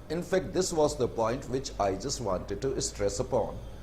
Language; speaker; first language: English; non-native, local second language; Hindi